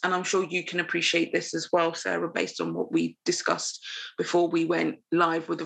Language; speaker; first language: English; native; English